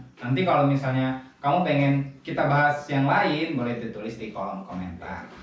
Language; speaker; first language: Indonesian; non-native, local second language; Minangkabau